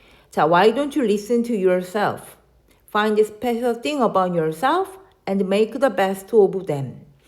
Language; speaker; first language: English; non-native, fluent; Korean